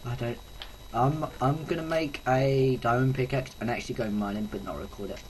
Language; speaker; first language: English; native; English